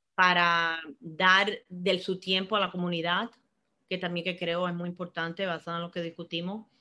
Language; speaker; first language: Spanish; early bilingual, heritage; Spanish